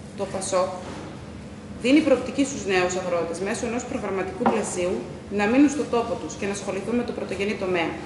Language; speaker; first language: Greek; early bilingual, heritage; Greek